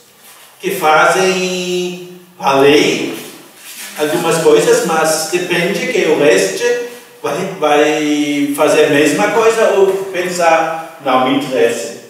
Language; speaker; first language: Portuguese; non-native, fluent; German